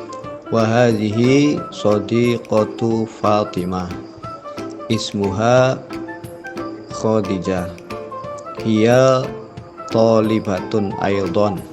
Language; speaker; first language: Arabic; non-native, fluent; Indonesian